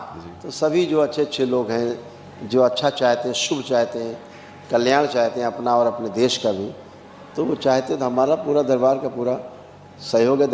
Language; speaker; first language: Hindi; native; Hindi